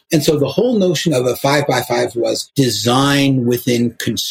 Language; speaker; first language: English; native; English